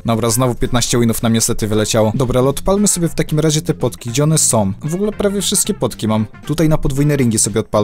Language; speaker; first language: Polish; native; Polish